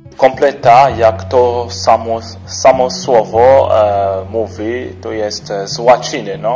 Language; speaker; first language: Polish; non-native, fluent; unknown